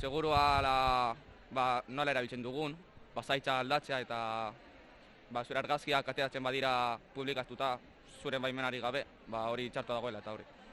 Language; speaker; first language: Basque; non-native, local second language; Spanish